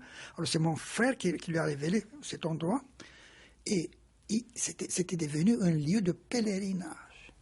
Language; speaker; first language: French; non-native, fluent; Romanian